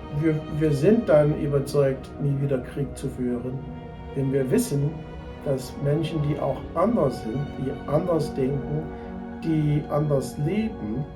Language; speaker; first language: German; non-native, fluent; English